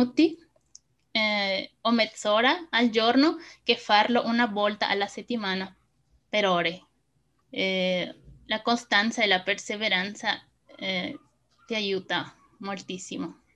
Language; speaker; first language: Italian; non-native, fluent; Spanish